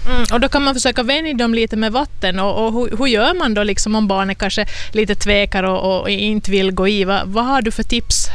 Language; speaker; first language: Swedish; native; Swedish